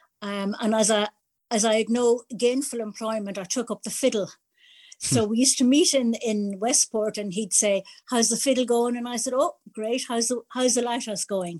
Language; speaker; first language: English; native; English